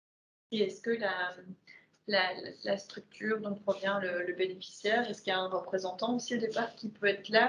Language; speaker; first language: French; native; French